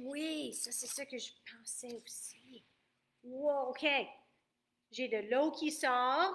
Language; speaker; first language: French; non-native, fluent; English